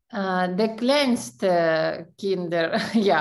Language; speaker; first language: Dutch; non-native, learner; Russian